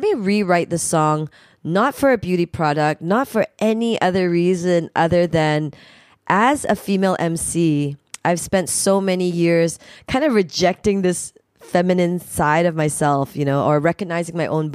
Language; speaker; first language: English; native; English